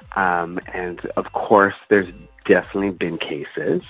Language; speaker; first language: English; native; English